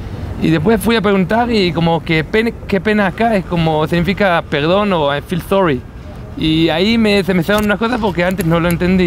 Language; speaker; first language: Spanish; non-native, fluent; Hebrew